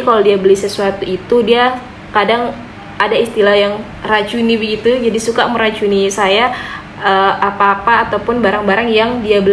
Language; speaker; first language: Indonesian; native; Indonesian